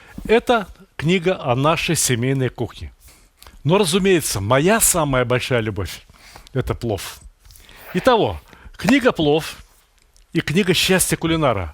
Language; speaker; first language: Russian; native; Russian